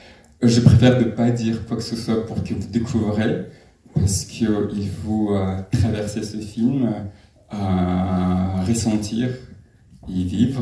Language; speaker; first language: French; non-native, fluent; Chechen